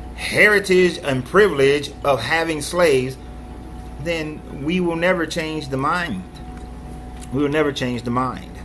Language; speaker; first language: English; native; English